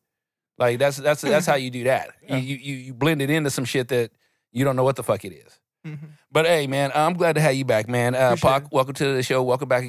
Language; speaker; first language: English; native; English